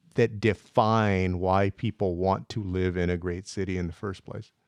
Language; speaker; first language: English; native; English